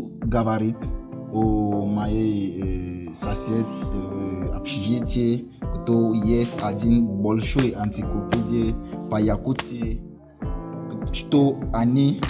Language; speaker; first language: Russian; non-native, learner; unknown